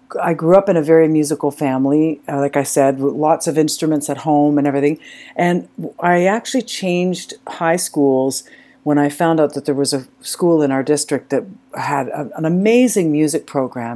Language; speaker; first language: English; native; English